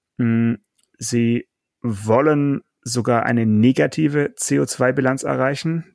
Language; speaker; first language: German; native; German